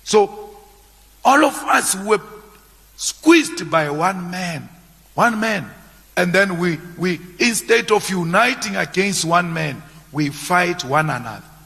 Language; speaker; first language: English; non-native, local second language; Northern Sotho